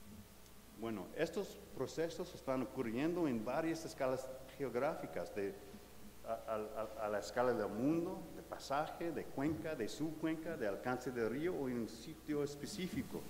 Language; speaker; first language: Spanish; non-native, fluent; English